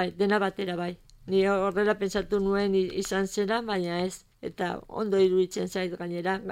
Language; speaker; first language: Basque; non-native, learner; Spanish